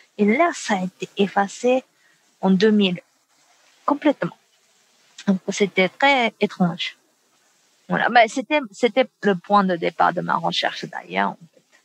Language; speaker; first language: French; non-native, fluent; Japanese